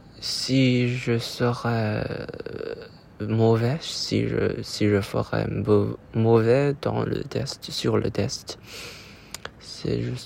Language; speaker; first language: French; non-native, learner; Chinese